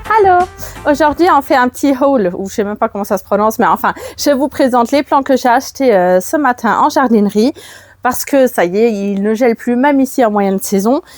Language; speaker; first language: French; non-native, fluent; German